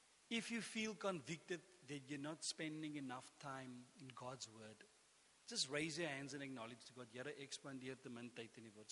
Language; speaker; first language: English; non-native, local second language; Afrikaans